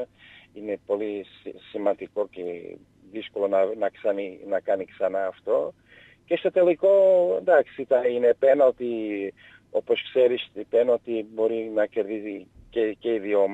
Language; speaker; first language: Greek; non-native, learner; Portuguese